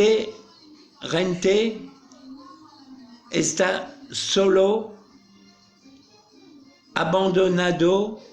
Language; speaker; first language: Spanish; non-native, learner; French